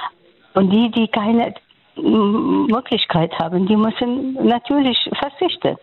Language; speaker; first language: German; non-native, fluent; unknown